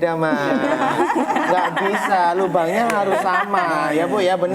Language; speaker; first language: Indonesian; native; Indonesian